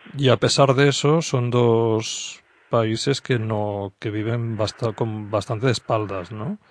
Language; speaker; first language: Spanish; non-native, local second language; Catalan